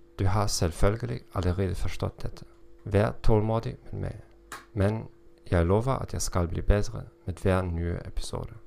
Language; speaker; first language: Norwegian; non-native, learner; German